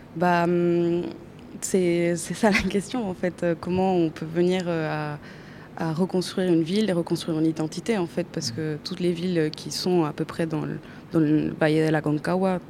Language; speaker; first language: French; non-native, fluent; Spanish